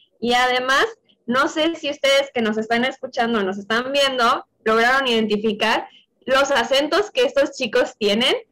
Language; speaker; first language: Spanish; native; Spanish